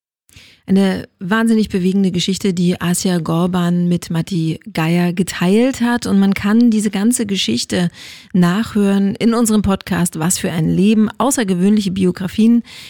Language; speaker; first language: German; native; German